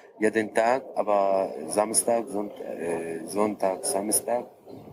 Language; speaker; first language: German; non-native, learner; Arabic